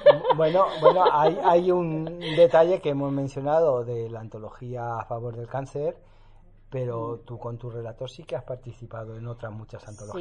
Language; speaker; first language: Spanish; native; Spanish